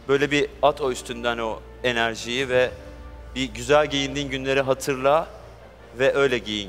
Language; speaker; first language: Turkish; native; Turkish